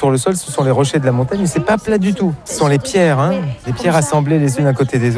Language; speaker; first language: French; native; French